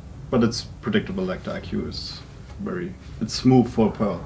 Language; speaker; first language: English; non-native, fluent; German